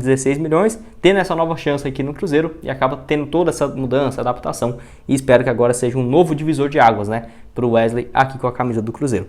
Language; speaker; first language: Portuguese; native; Portuguese